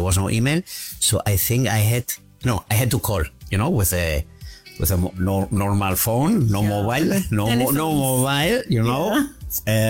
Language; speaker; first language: English; non-native, fluent; German